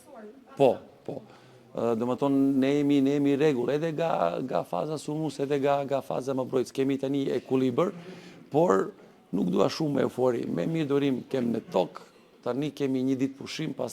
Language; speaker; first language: Albanian; non-native, learner; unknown